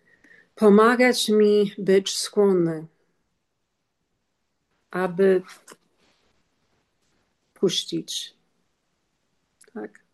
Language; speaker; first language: Polish; non-native, learner; English